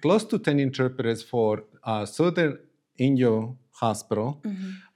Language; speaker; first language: English; non-native, fluent; Spanish